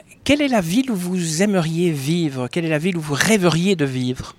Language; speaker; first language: French; native; French